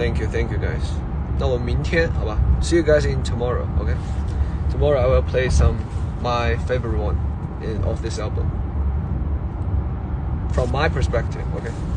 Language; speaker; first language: English; non-native, fluent; Chinese